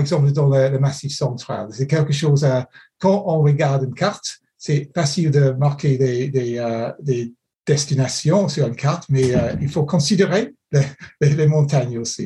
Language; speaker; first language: French; non-native, fluent; English